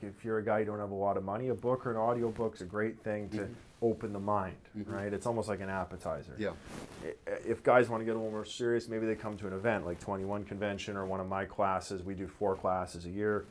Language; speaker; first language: English; native; English